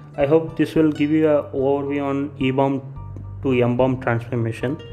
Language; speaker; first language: English; non-native, local second language; Tamil